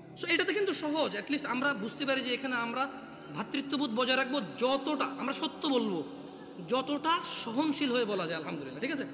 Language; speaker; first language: Bangla; native; Bangla